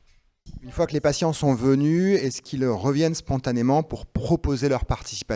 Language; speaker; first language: French; native; French